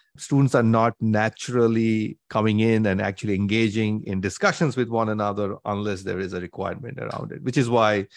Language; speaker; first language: English; non-native, local second language; Bangla